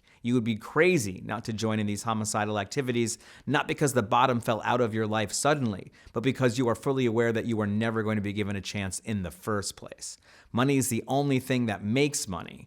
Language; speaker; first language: English; native; English